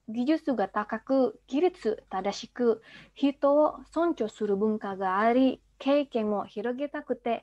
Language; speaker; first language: Japanese; non-native, fluent; Indonesian